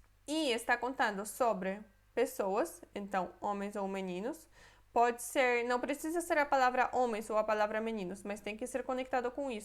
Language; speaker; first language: Portuguese; non-native, fluent; Polish